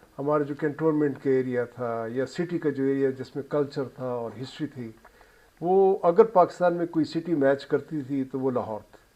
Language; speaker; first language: Urdu; non-native, local second language; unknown